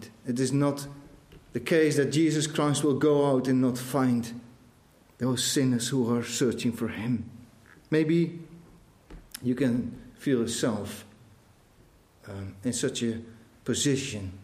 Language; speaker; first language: English; non-native, fluent; Dutch